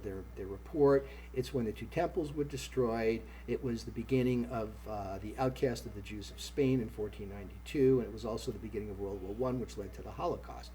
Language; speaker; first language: English; native; English